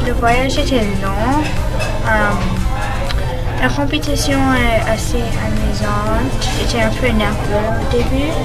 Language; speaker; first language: French; non-native, local second language; English